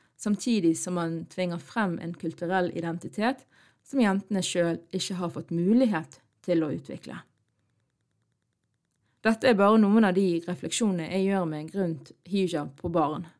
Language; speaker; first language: Norwegian; early bilingual, other home language; Arabic